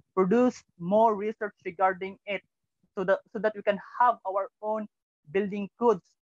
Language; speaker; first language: English; non-native, local second language; Cebuano